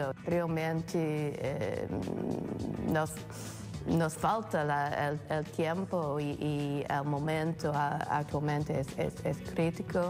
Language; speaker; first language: Spanish; non-native, fluent; English